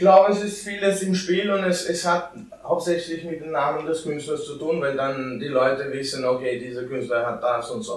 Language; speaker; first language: German; non-native, fluent; Albanian